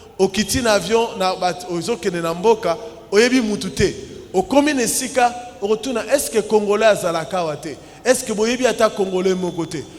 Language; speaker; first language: Lingala; native; Lingala